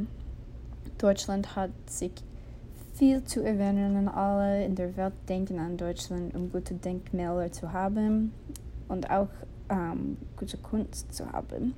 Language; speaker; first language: German; non-native, learner; English